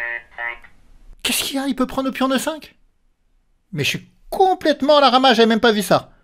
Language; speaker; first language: French; native; French